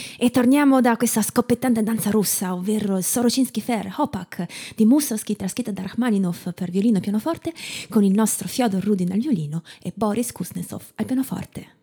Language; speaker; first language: Italian; native; Italian